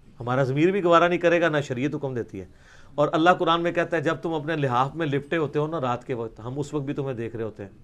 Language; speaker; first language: Urdu; non-native, local second language; Punjabi